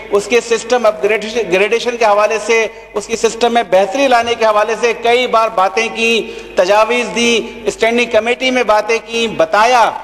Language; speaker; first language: Urdu; native; Urdu